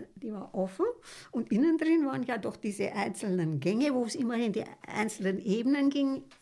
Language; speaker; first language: German; early bilingual, heritage; Romanian